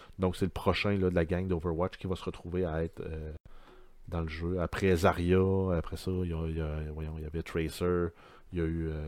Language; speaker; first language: French; native; French